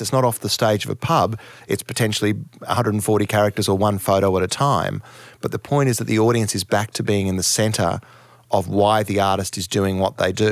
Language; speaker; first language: English; native; English